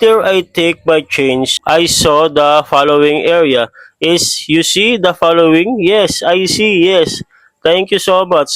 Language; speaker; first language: English; non-native, learner; Filipino